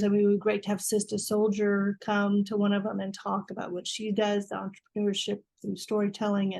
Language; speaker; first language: English; native; English